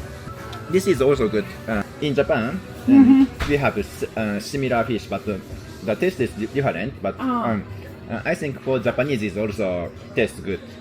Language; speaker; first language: English; non-native, learner; Japanese